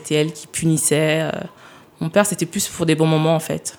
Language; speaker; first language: French; early bilingual, other home language; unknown